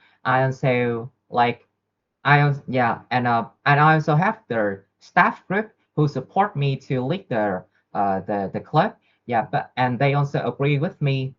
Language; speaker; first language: English; non-native, learner; Vietnamese